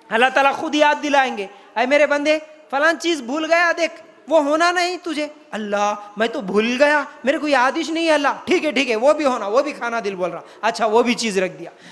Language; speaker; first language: Hindi; non-native, local second language; Urdu